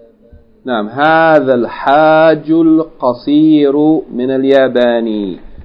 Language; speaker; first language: Arabic; non-native, fluent; English